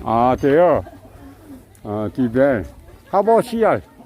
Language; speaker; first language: English; non-native, learner; Korean